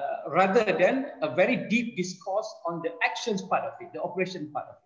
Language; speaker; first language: English; non-native, local second language; Malay